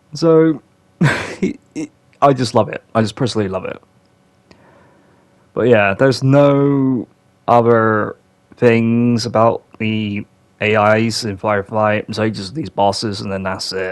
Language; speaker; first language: English; native; English